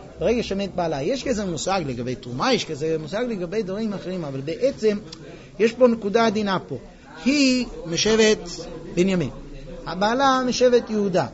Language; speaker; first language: Hebrew; native; Hebrew